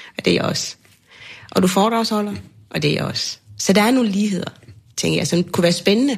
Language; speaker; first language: Danish; early bilingual, other home language; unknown